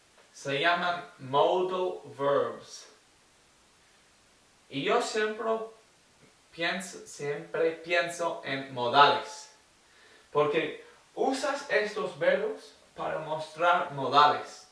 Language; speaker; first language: Spanish; non-native, learner; English